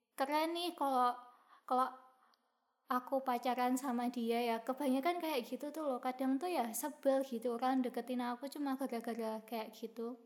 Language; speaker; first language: Indonesian; native; Indonesian